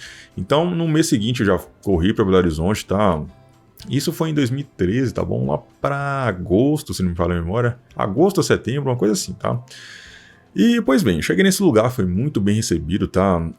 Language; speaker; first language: Portuguese; native; Portuguese